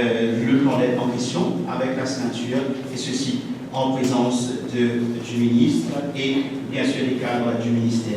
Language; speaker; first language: French; non-native, local second language; Morisyen